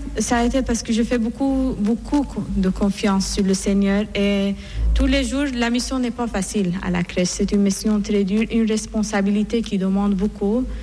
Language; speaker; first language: French; non-native, fluent; Persian